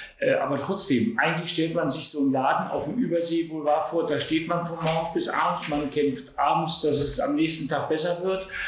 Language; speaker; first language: German; native; German